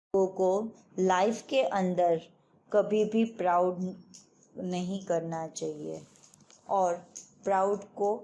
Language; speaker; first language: Hindi; non-native, local second language; Gujarati